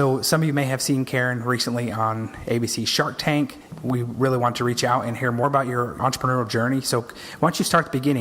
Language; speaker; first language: English; native; English